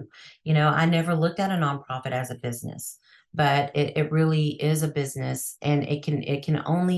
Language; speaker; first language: English; native; English